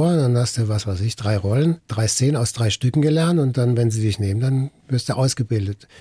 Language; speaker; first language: German; native; German